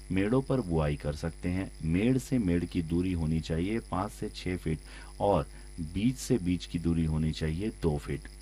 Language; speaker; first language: Hindi; native; Hindi